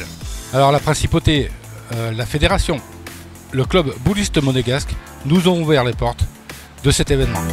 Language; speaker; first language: French; native; French